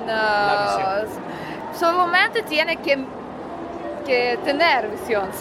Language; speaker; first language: Spanish; non-native, learner; Russian